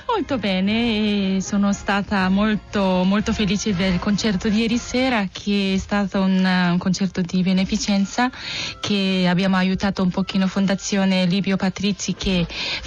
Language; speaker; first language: Italian; non-native, fluent; Korean